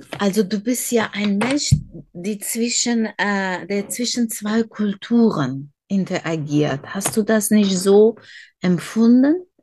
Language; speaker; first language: German; non-native, fluent; Russian